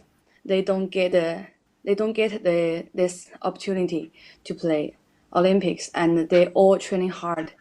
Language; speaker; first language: English; non-native, learner; Chinese